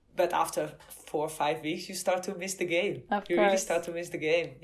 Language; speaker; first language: English; non-native, fluent; Dutch